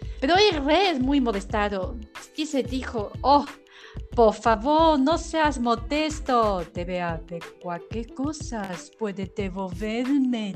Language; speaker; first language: Spanish; non-native, learner; Chinese